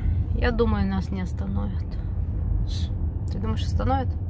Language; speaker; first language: Russian; native; Russian